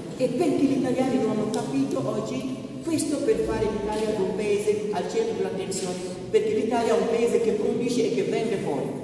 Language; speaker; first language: Italian; non-native, fluent; Wolof